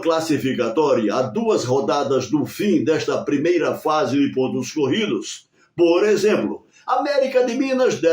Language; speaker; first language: Portuguese; native; Portuguese